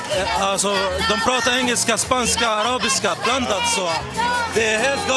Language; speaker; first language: Swedish; non-native, local second language; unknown